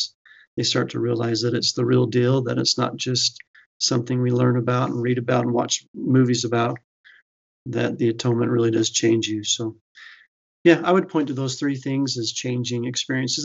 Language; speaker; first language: English; native; English